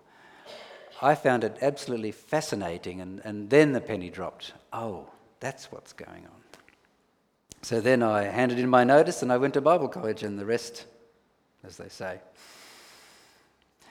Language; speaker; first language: English; native; English